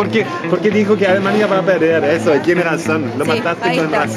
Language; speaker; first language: Spanish; non-native, fluent; German